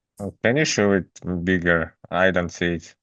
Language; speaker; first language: English; non-native, learner; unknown